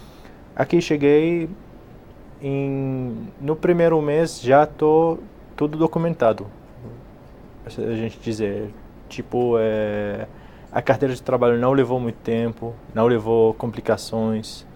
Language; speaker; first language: Portuguese; non-native, fluent; Arabic